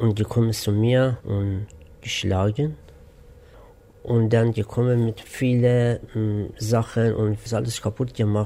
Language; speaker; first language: German; non-native, learner; Persian